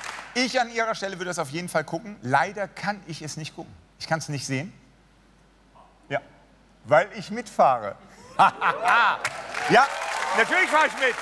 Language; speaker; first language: German; native; German